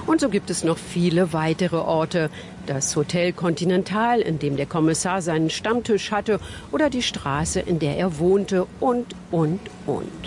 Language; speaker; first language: German; native; German